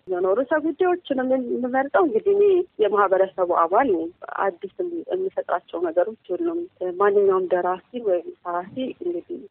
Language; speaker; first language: Amharic; native; Amharic